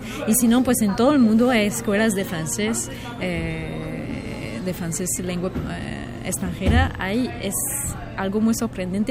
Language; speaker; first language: Spanish; non-native, fluent; French